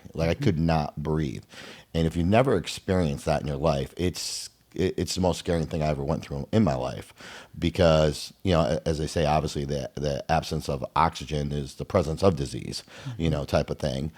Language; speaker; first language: English; native; English